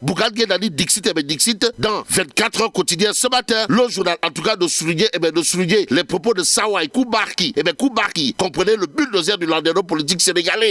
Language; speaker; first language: French; non-native, local second language; Wolof